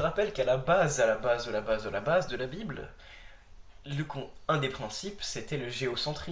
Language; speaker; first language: French; native; French